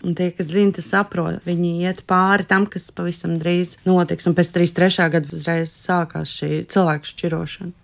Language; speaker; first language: Latvian; native; Latvian